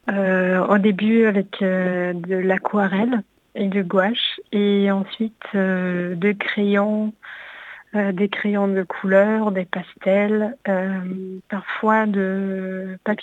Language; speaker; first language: French; non-native, fluent; Hebrew